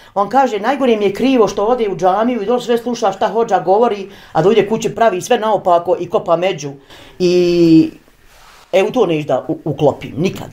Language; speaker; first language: Croatian; native; Croatian